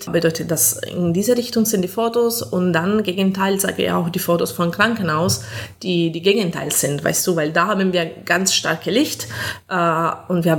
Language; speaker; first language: German; non-native, fluent; Italian